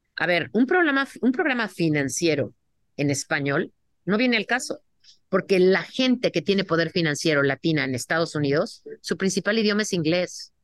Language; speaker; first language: Spanish; native; Spanish